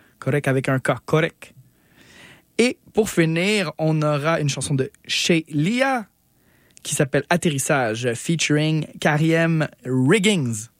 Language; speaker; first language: French; native; French